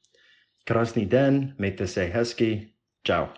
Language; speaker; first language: Czech; non-native, learner; English